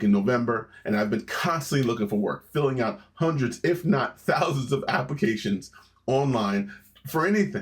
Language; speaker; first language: English; native; English